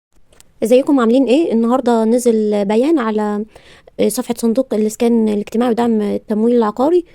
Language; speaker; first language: Arabic; native; Arabic